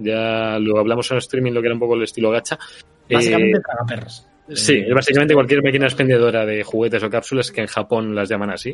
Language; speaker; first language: Spanish; native; Spanish